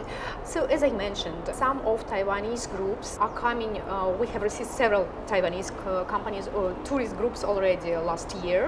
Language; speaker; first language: English; non-native, fluent; Russian